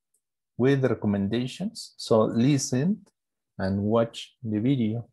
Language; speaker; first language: English; non-native, learner; Spanish